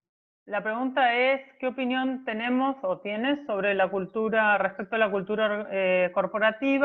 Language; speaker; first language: Spanish; native; Spanish